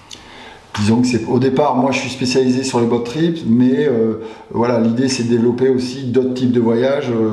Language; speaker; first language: French; native; French